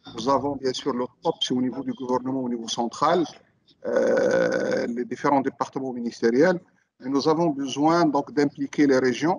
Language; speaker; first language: French; non-native, local second language; Arabic